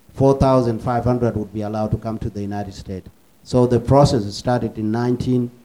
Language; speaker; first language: English; early bilingual, other home language; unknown